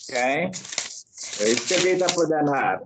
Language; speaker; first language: Swedish; non-native, fluent; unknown